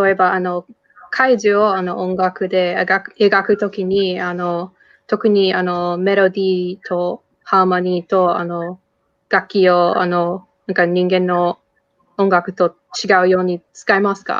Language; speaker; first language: Japanese; non-native, fluent; English